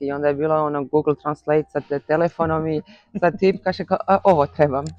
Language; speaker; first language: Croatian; early bilingual, heritage; Croatian